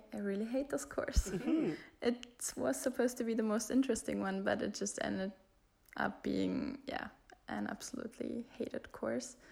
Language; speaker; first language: English; non-native, fluent; German